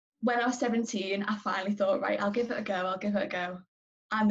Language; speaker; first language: English; native; English